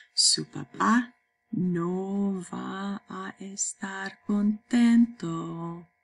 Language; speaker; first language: Spanish; non-native, fluent; English